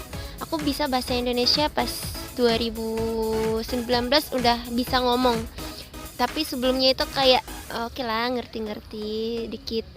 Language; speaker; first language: Indonesian; early bilingual, heritage; Indonesian